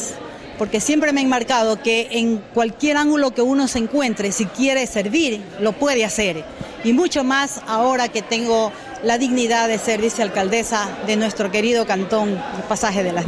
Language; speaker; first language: Spanish; native; Spanish